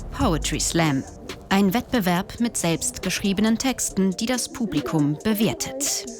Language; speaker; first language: German; native; German